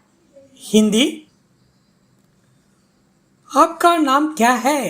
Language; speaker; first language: Hindi; non-native, fluent; Tamil